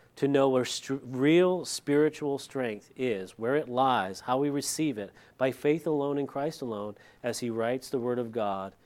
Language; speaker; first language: English; early bilingual, other home language; Dutch